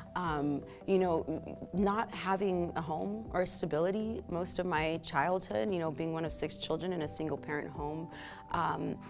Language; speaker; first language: English; native; English